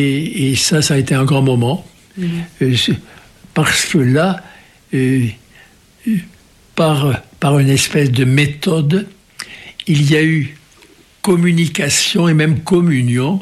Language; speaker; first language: French; native; French